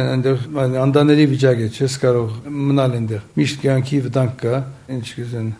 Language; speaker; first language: Armenian; early bilingual, heritage; Armenian